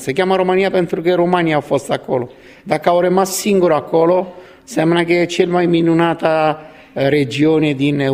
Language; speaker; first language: Romanian; non-native, learner; Italian